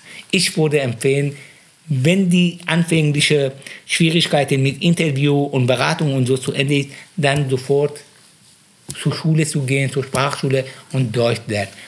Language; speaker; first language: German; non-native, fluent; Persian